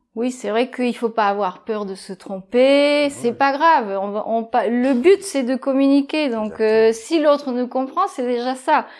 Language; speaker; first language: French; non-native, fluent; Japanese